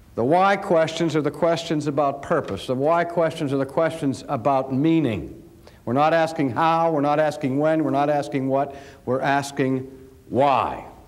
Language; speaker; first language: English; native; English